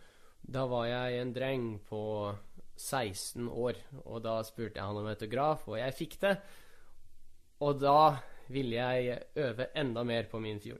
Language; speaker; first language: Norwegian; early bilingual, other home language; Russian